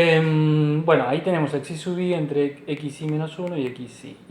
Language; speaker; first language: Spanish; native; Spanish